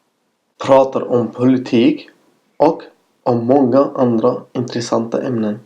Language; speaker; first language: Swedish; non-native, fluent; Arabic